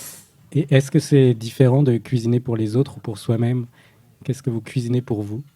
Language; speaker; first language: French; native; French